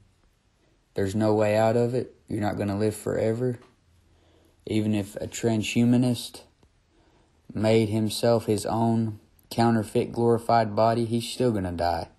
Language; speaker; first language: English; native; English